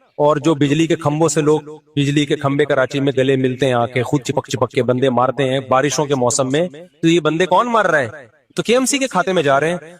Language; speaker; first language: Urdu; native; Urdu